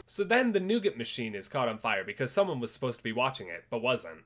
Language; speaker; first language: English; native; English